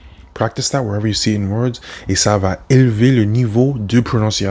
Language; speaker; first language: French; non-native, learner; English